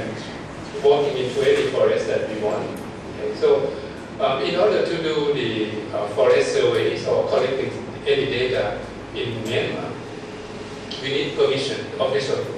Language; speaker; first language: English; non-native, fluent; Thai